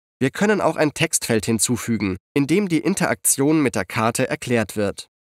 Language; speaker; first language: German; native; German